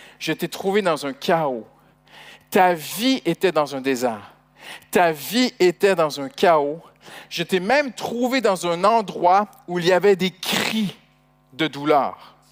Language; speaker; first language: French; native; French